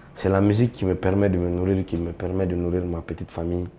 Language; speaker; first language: French; non-native, local second language; Tamasheq